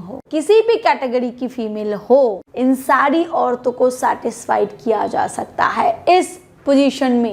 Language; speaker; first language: Hindi; native; Hindi